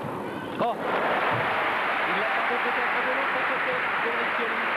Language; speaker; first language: French; native; French